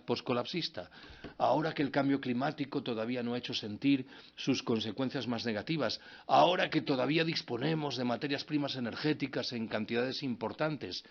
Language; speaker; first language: Spanish; native; Spanish